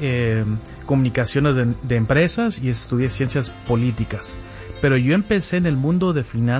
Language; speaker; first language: Spanish; early bilingual, heritage; Spanish